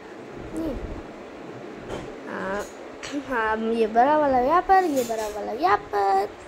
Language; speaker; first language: Hindi; native; Hindi